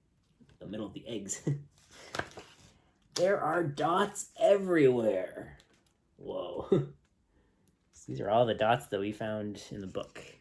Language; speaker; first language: English; native; English